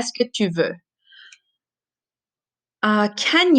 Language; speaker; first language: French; non-native, fluent; English